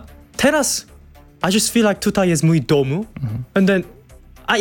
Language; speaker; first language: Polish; non-native, learner; Korean